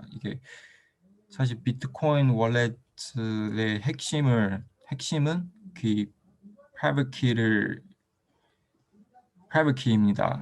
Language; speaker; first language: Korean; non-native, fluent; Chinese